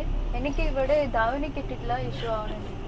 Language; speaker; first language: Malayalam; early bilingual, heritage; Malayalam